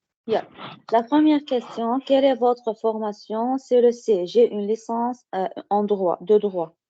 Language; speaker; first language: French; non-native, learner; Arabic